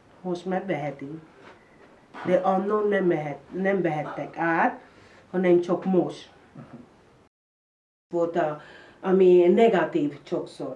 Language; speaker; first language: Hungarian; non-native, learner; Spanish